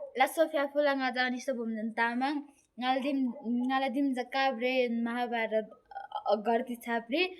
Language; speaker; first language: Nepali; non-native, local second language; Eastern Tamang